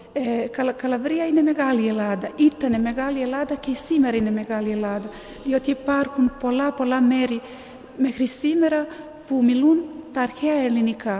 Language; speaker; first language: Greek; non-native, fluent; Serbian